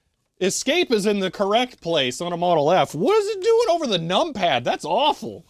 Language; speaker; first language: English; native; English